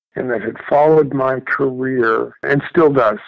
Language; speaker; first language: English; native; English